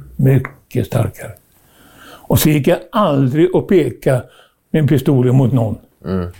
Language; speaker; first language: Swedish; native; Swedish